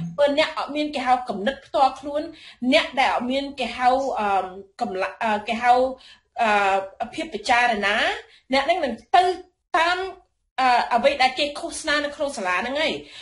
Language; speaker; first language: English; non-native, fluent; Khmer